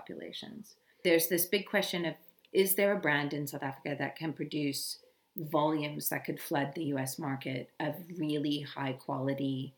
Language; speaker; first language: English; native; English